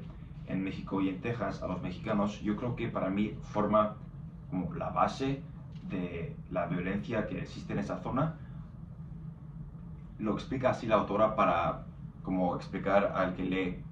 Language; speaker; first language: Spanish; non-native, fluent; English